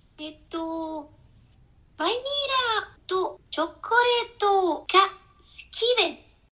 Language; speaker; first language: Japanese; non-native, learner; Spanish